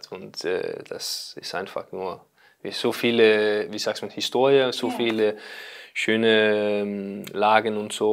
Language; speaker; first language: German; non-native, learner; Danish